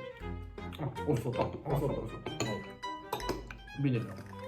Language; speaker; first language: Japanese; native; Japanese